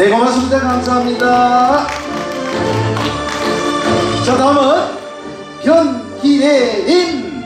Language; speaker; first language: Korean; native; Korean